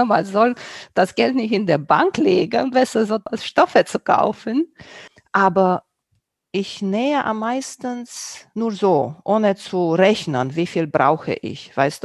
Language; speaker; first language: German; non-native, fluent; Romanian